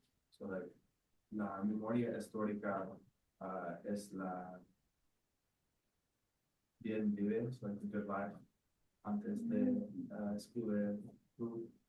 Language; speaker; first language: Spanish; non-native, learner; English